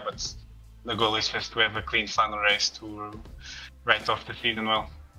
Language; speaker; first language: English; non-native, fluent; Portuguese